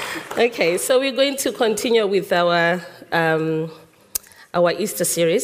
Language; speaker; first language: English; non-native, local second language; Shona